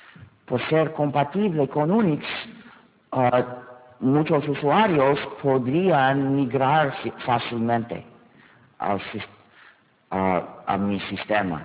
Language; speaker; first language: Spanish; non-native, fluent; English